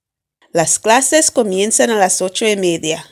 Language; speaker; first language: Spanish; non-native, fluent; English